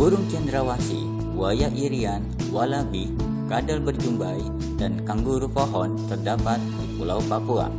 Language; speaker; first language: Indonesian; native; Indonesian